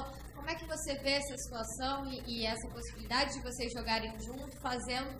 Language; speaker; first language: Portuguese; native; Portuguese